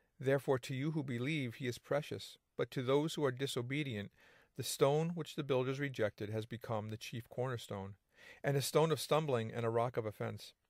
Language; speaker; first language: English; native; English